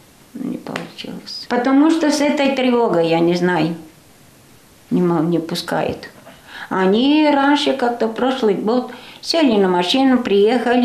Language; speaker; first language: Russian; non-native, local second language; Albanian